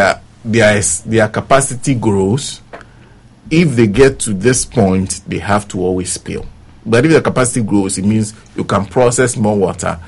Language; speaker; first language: English; non-native, local second language; Ewe